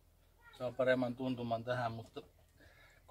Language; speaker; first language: Finnish; native; Finnish